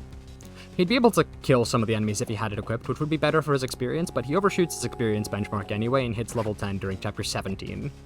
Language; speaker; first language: English; native; English